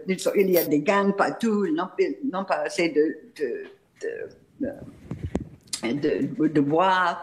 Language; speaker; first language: French; non-native, fluent; English